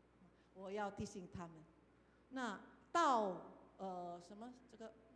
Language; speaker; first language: Chinese; non-native, fluent; Indonesian